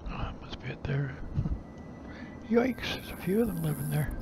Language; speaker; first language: English; native; English